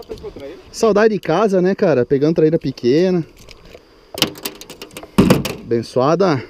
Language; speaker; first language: Portuguese; native; Portuguese